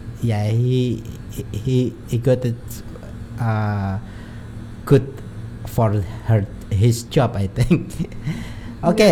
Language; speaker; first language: English; non-native, learner; Indonesian